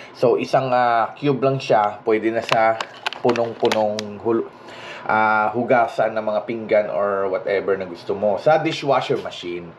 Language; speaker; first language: Filipino; non-native, local second language; Hiligaynon